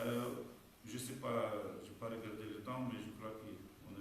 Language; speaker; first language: French; non-native, fluent; Romanian